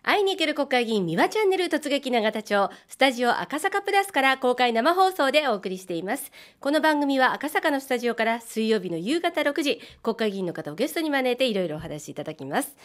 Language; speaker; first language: Japanese; native; Japanese